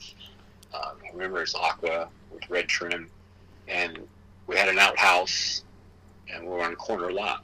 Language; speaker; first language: English; early bilingual, other home language; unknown